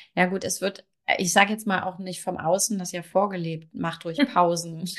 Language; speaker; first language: German; native; German